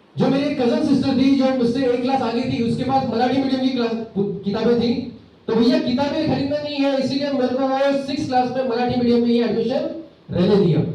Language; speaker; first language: Hindi; native; Hindi